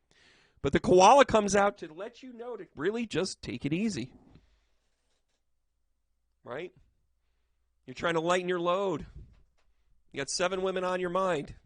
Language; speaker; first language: English; native; English